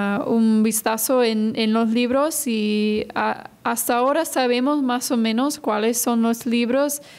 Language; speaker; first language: Spanish; non-native, fluent; English